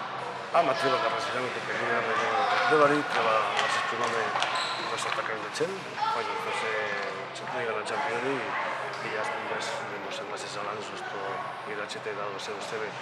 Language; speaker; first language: Macedonian; non-native, learner; Spanish